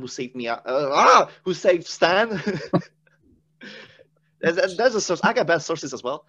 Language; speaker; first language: English; non-native, fluent; Czech